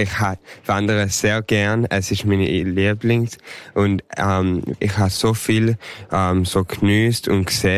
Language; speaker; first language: German; early bilingual, heritage; English